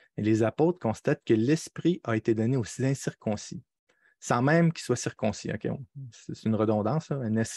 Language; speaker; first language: French; native; French